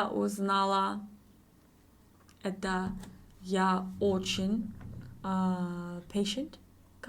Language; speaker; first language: Russian; non-native, learner; English